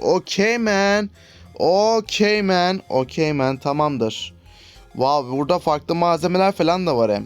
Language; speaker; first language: Turkish; native; Turkish